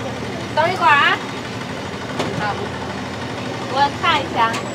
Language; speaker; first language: Chinese; non-native, fluent; Indonesian